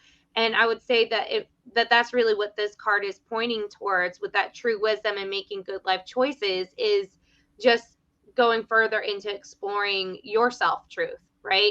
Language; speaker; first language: English; native; English